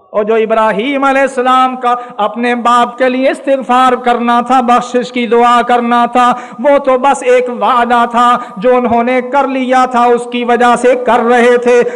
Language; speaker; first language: Urdu; non-native, local second language; Punjabi